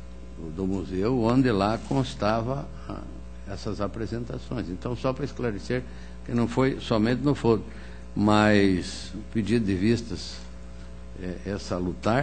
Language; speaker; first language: Portuguese; native; Portuguese